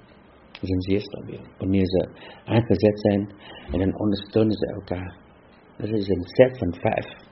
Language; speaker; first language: Dutch; non-native, fluent; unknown